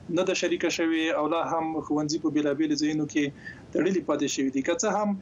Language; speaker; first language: Pashto; native; Pashto